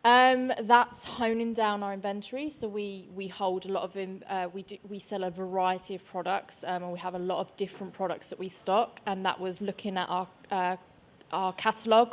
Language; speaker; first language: English; native; English